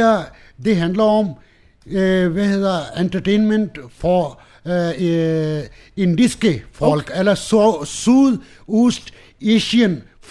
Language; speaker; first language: Danish; non-native, learner; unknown